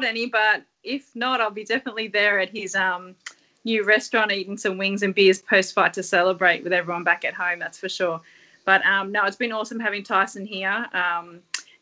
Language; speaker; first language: English; native; English